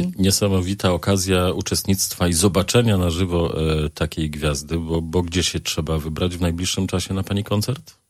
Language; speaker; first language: Polish; native; Polish